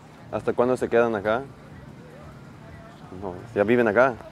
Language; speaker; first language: Spanish; early bilingual, heritage; Spanish